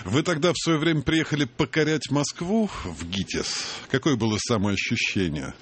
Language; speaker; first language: Russian; native; Russian